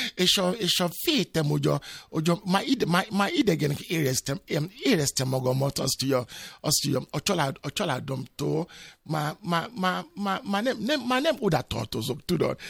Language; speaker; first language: Hungarian; non-native, fluent; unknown